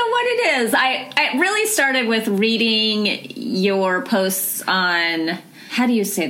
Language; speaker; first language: English; native; English